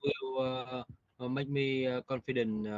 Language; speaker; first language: English; non-native, learner; Vietnamese